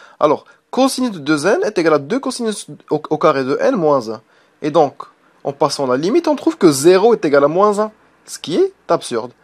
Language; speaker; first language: French; non-native, local second language; Arabic